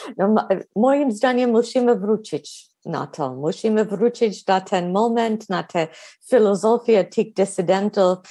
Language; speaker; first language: Polish; non-native, fluent; English